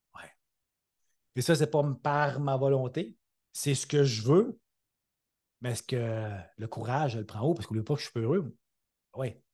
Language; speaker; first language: French; native; French